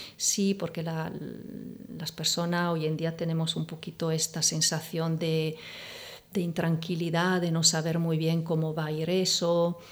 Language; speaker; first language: Spanish; non-native, fluent; Italian